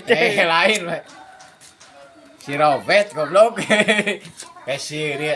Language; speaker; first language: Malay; non-native, local second language; Sundanese